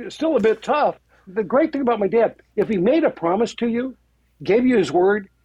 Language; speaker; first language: English; native; English